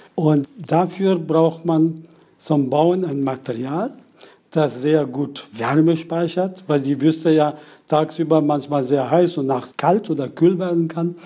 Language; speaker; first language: German; non-native, fluent; Persian